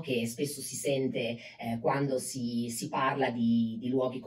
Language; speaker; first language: Italian; native; Italian